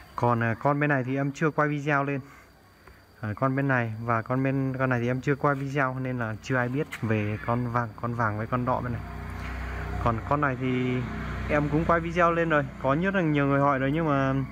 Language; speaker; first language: Vietnamese; non-native, local second language; Hmong